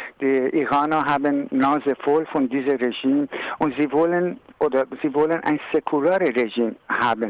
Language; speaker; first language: German; non-native, learner; Persian